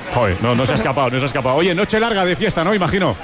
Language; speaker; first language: Spanish; native; Spanish